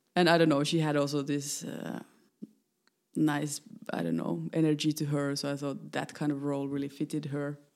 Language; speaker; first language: English; non-native, fluent; Finnish